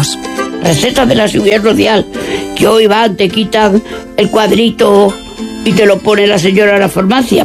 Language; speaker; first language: Spanish; native; Spanish